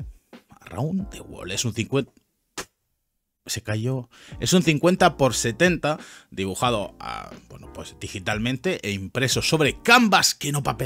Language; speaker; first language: Spanish; native; Spanish